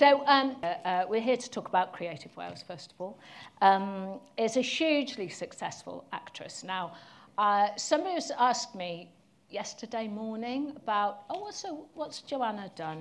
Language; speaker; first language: English; native; English